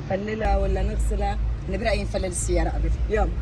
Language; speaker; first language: Arabic; native; Arabic